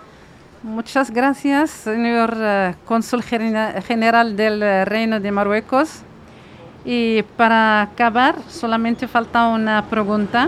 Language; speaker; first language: Spanish; non-native, fluent; Arabic